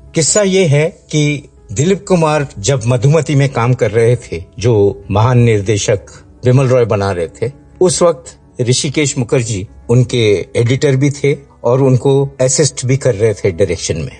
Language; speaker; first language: Hindi; native; Hindi